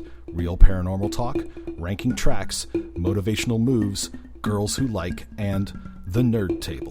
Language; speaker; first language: English; native; English